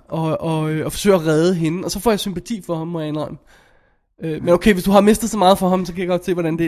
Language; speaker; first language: Danish; native; Danish